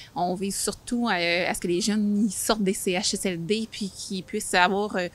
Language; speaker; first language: French; native; French